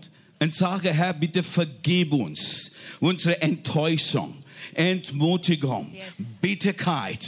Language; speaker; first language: German; non-native, learner; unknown